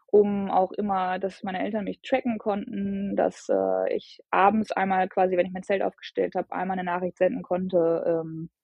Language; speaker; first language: German; native; German